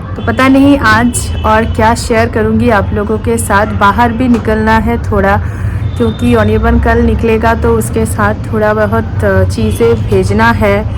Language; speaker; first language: Hindi; non-native, local second language; Bangla